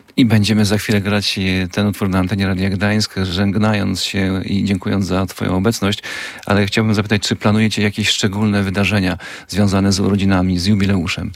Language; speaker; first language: Polish; native; Polish